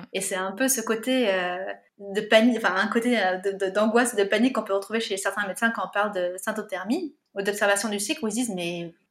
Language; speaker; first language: French; native; French